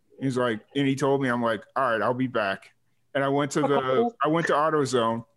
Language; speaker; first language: English; native; English